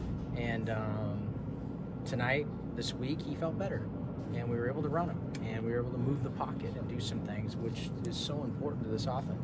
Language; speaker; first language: English; native; English